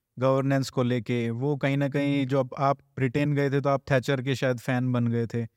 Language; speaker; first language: Hindi; native; Hindi